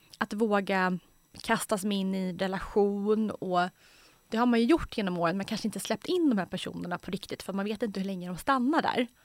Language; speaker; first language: Swedish; native; Swedish